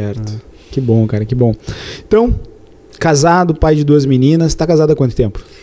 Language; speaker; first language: Portuguese; native; Portuguese